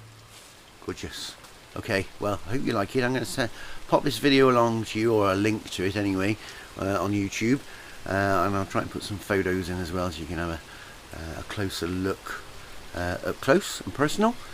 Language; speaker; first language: English; native; English